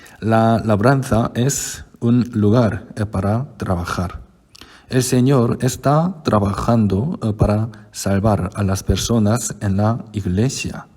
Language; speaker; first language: Spanish; non-native, fluent; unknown